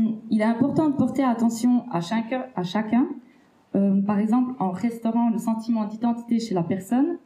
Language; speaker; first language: French; native; French